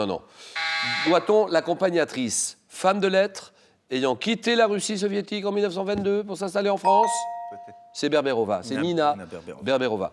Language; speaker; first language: French; native; French